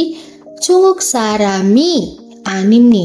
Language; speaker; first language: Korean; non-native, fluent; Indonesian